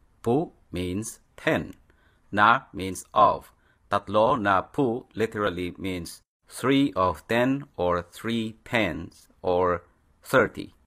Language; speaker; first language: English; native; English